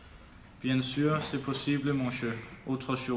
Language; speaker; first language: French; non-native, learner; Danish